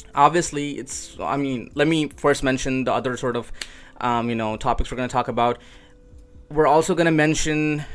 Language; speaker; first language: English; non-native, local second language; Urdu